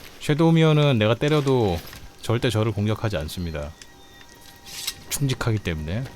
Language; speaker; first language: Korean; native; Korean